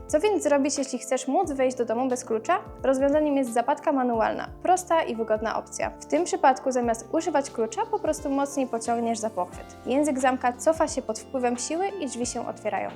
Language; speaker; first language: Polish; native; Polish